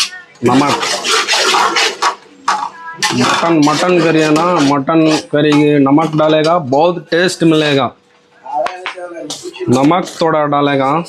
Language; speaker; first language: Hindi; non-native, local second language; Tamil